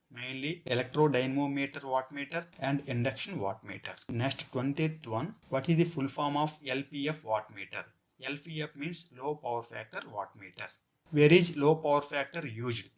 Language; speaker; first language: English; non-native, local second language; Telugu